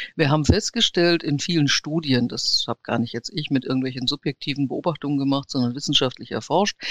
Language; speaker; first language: German; native; German